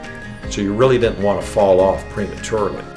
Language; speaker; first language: English; native; English